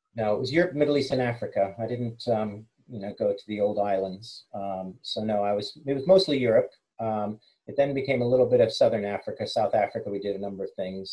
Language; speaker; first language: English; native; English